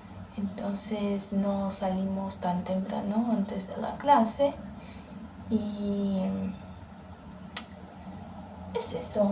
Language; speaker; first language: Spanish; non-native, learner; Portuguese